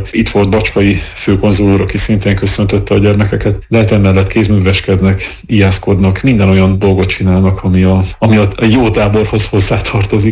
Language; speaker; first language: Hungarian; native; Hungarian